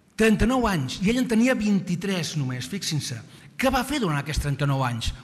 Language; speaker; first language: Catalan; native; Catalan